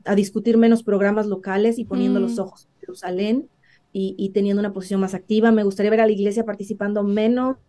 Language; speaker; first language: Spanish; native; Spanish